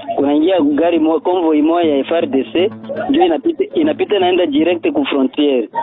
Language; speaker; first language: Swahili; native; Swahili